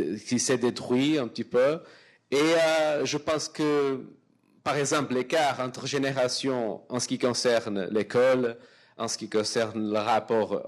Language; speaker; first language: French; non-native, fluent; Portuguese